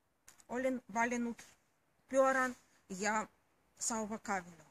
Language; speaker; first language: Finnish; non-native, learner; Russian